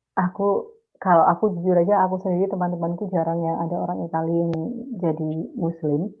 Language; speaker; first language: Indonesian; native; Indonesian